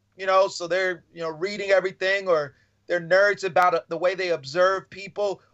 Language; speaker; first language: English; native; English